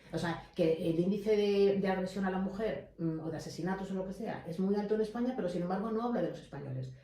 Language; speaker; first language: Spanish; native; Spanish